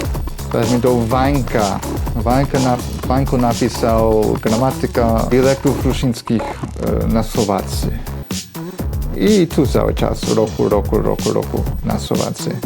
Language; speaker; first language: Polish; non-native, fluent; English